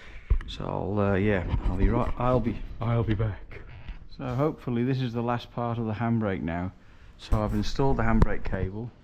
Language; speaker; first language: English; native; English